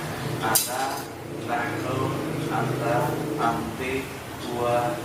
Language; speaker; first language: Arabic; non-native, learner; Indonesian